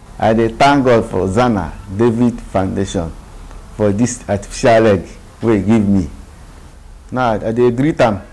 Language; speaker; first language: Nigerian Pidgin; non-native, local second language; Igbo